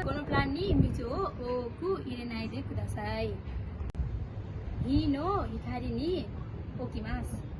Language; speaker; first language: Japanese; non-native, learner; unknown